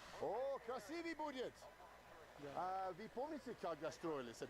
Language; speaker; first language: Russian; non-native, learner; English